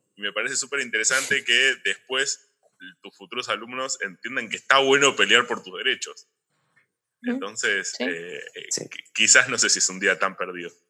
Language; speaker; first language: Spanish; native; Spanish